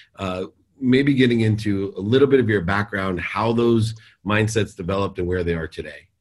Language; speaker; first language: English; native; English